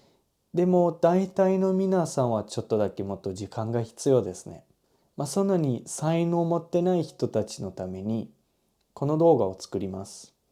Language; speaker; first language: Japanese; non-native, learner; German